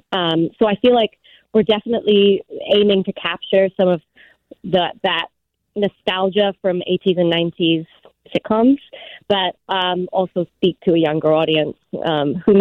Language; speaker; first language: English; native; English